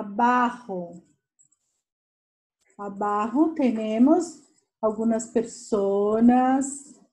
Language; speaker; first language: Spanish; non-native, fluent; Portuguese